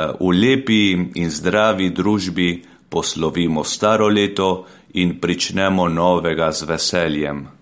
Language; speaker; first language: Slovenian; early bilingual, heritage; Slovenian